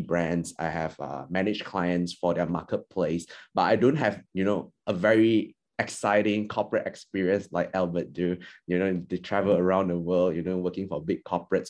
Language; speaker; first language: English; non-native, local second language; Chinese